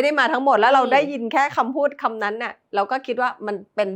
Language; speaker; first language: Thai; native; Thai